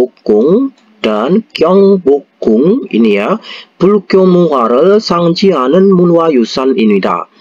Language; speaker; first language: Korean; non-native, fluent; Indonesian